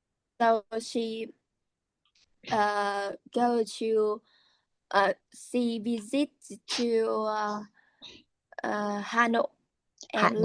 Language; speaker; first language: English; non-native, learner; Vietnamese